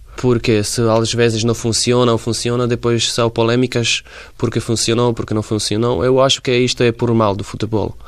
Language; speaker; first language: Portuguese; non-native, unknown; Slovak